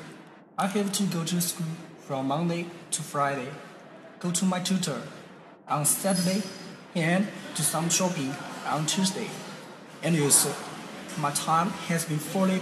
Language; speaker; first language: English; non-native, learner; Chinese